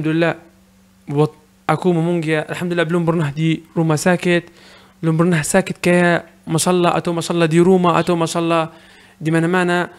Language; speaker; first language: Indonesian; non-native, learner; Arabic